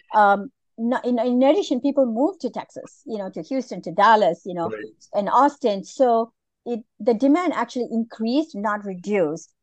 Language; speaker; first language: English; non-native, local second language; Tamil